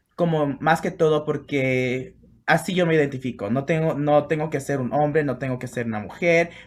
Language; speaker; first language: Spanish; early bilingual, heritage; Spanish